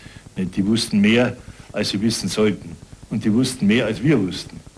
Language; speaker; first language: German; native; German